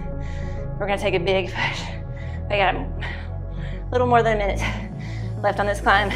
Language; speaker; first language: English; native; English